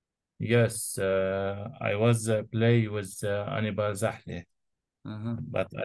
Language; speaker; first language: English; non-native, learner; Arabic